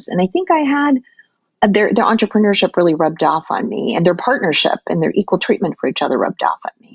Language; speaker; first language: English; non-native, local second language; Filipino